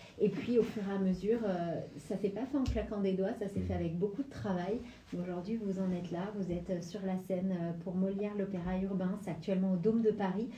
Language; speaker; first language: French; native; French